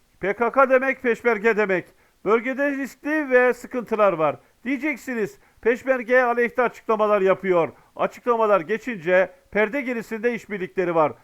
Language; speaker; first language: Turkish; native; Turkish